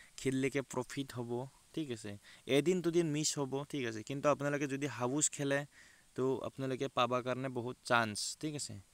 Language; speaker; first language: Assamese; non-native, local second language; Bangla